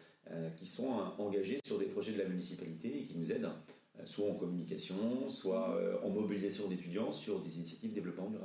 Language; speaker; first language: French; native; French